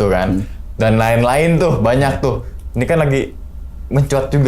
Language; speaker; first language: Indonesian; native; Indonesian